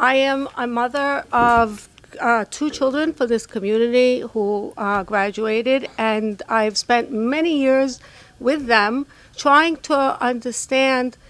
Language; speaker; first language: English; non-native, fluent; Hebrew